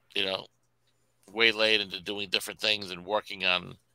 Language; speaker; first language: English; native; English